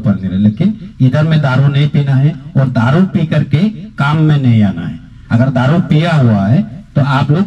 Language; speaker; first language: Hindi; non-native, local second language; Chakma